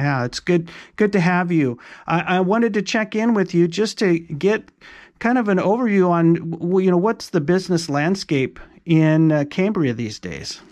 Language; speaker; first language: English; native; English